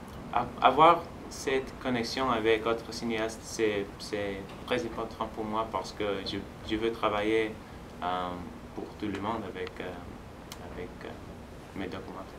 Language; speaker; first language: French; non-native, fluent; Spanish